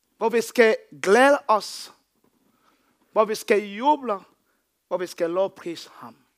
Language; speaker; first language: Danish; non-native, fluent; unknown